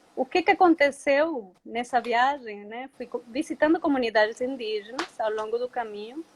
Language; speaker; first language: Portuguese; non-native, fluent; Spanish